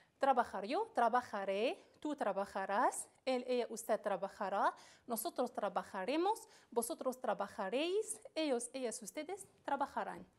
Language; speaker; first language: Spanish; non-native, fluent; Arabic